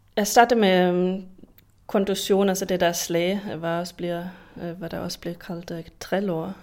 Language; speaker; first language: Danish; non-native, fluent; German